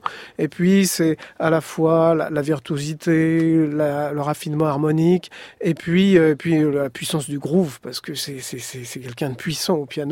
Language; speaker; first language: French; native; French